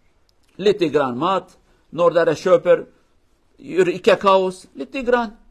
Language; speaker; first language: Norwegian; non-native, learner; Kurdish